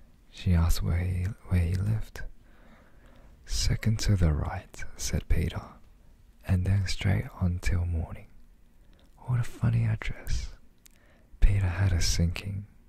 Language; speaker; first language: English; early bilingual, other home language; Korean